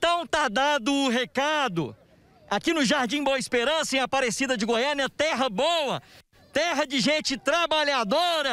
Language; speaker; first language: Portuguese; native; Portuguese